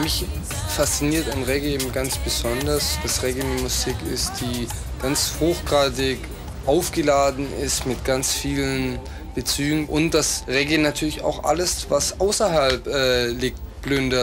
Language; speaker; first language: German; native; German